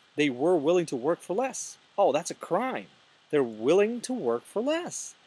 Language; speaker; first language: English; non-native, fluent; Russian